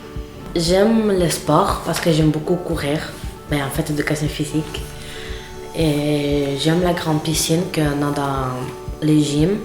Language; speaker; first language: French; non-native, fluent; Spanish